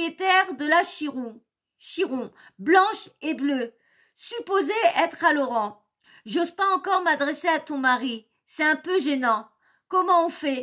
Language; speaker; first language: French; native; French